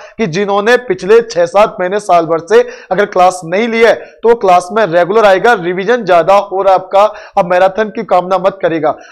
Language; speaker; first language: Hindi; native; Hindi